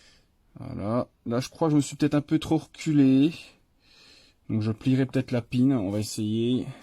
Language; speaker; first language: French; native; French